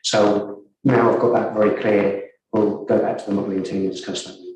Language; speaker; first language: English; native; English